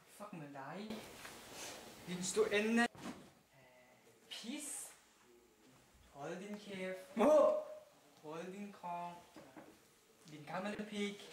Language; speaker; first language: Danish; non-native, learner; Hakha Chin